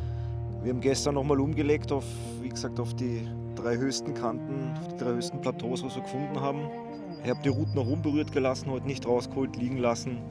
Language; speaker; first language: German; native; German